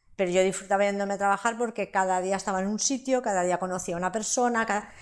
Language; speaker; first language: Spanish; non-native, local second language; Catalan